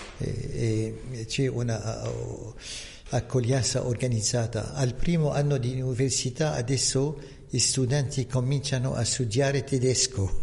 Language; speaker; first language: Italian; non-native, fluent; Arabic